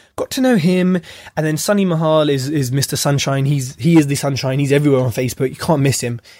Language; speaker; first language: English; native; English